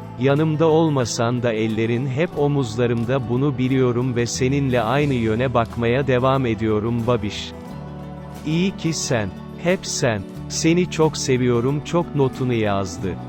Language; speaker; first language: Turkish; native; Turkish